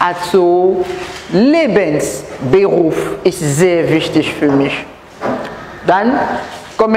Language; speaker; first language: German; non-native, learner; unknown